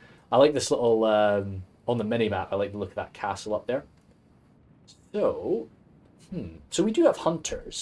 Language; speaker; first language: English; native; English